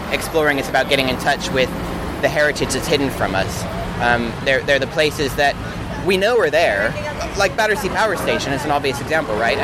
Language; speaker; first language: English; native; English